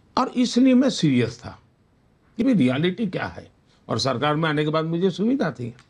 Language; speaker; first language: Hindi; non-native, local second language; Gujarati